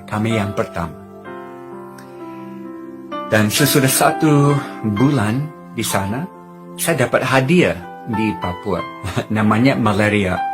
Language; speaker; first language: Indonesian; non-native, fluent; English